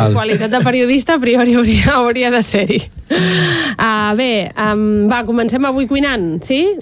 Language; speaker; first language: Catalan; native; Catalan